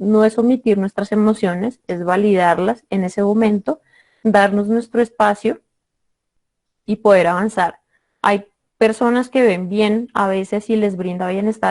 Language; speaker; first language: Spanish; native; Spanish